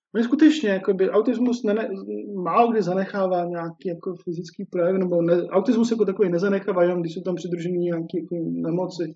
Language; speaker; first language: Czech; native; Czech